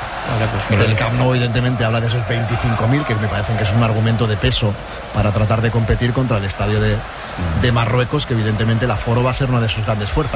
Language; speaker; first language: Spanish; native; Spanish